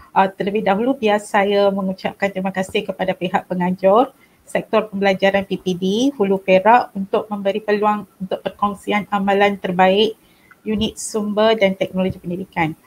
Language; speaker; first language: Malay; non-native, local second language; Tamil